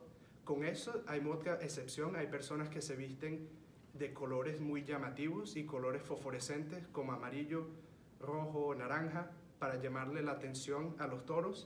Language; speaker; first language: Spanish; early bilingual, heritage; Spanish